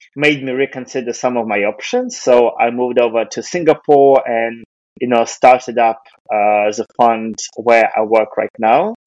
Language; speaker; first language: English; non-native, fluent; Russian